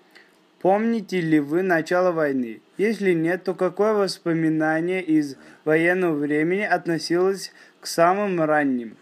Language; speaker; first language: Russian; native; Russian